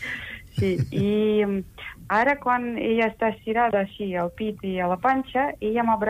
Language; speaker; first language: Catalan; non-native, fluent; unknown